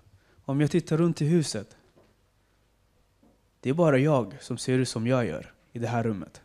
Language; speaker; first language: Swedish; non-native, fluent; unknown